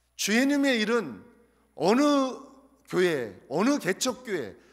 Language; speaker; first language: Korean; native; Korean